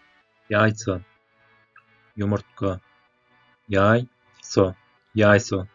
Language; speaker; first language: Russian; non-native, local second language; Turkmen